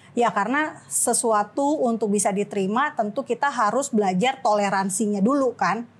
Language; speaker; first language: Indonesian; native; Indonesian